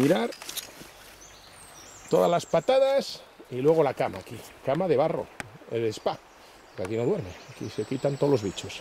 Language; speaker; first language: Spanish; native; Spanish